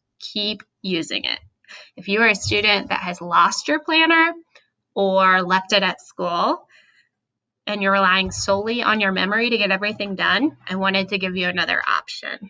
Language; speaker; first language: English; native; English